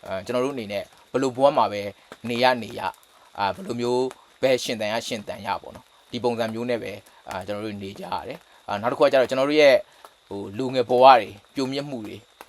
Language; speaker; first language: Burmese; native; Burmese